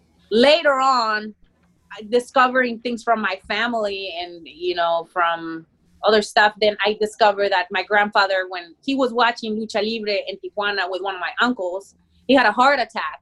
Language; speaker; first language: English; non-native, fluent; Spanish